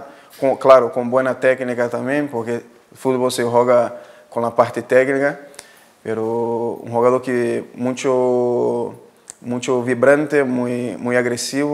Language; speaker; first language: Spanish; non-native, fluent; Portuguese